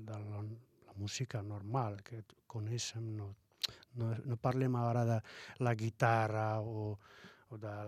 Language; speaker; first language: Catalan; non-native, fluent; Arabic